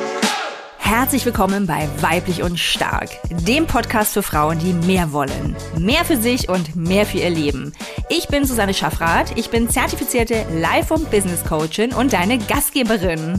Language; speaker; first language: German; native; German